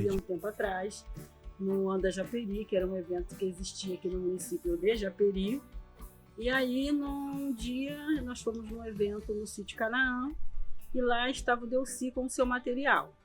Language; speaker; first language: Portuguese; native; Portuguese